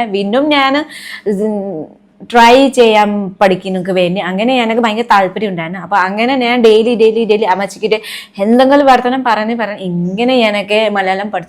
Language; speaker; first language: Malayalam; non-native, learner; Nepali